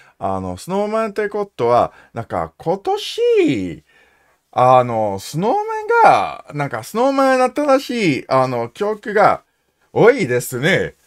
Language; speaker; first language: Japanese; non-native, learner; English